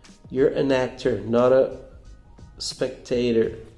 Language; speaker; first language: English; non-native, fluent; Portuguese